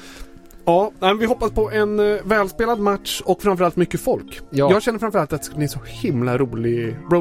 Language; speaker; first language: Swedish; native; Swedish